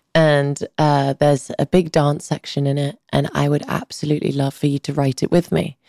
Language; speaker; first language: English; early bilingual, other home language; Albanian